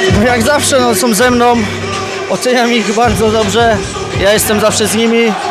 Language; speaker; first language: Polish; native; Polish